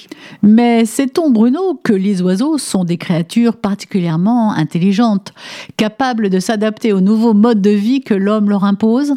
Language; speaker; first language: French; native; French